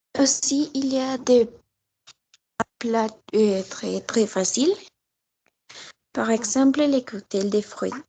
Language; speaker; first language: French; non-native, learner; Spanish